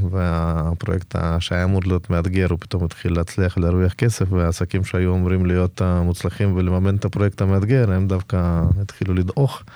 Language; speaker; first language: Hebrew; non-native, fluent; Russian